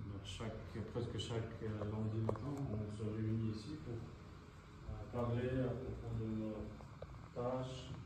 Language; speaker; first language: French; non-native, fluent; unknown